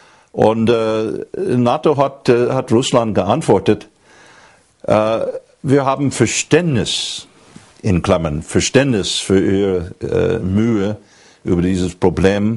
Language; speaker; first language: German; non-native, fluent; English